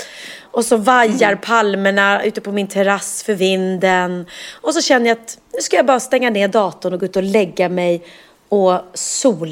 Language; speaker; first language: Swedish; native; Swedish